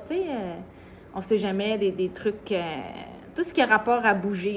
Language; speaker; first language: French; native; French